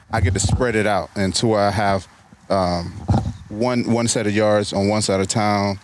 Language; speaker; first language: English; native; English